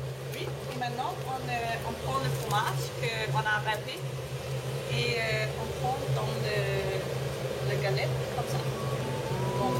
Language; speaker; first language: French; non-native, learner; Danish